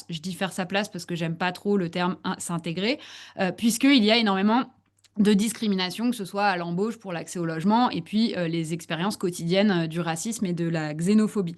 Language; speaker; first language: French; native; French